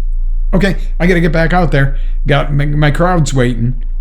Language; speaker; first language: English; native; English